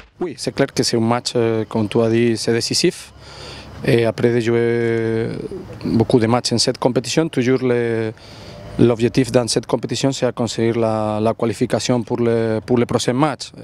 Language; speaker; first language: French; non-native, learner; Catalan